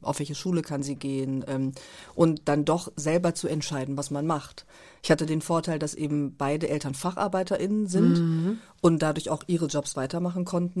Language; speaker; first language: German; early bilingual, other home language; Turkish